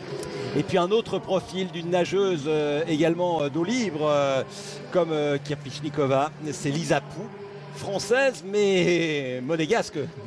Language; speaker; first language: French; native; French